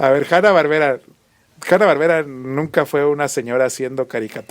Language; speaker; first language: Spanish; native; Spanish